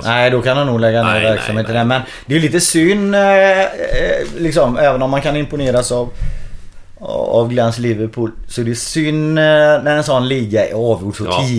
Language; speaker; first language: Swedish; native; Swedish